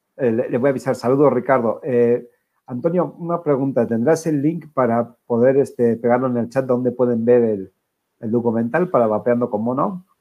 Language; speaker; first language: Spanish; native; Spanish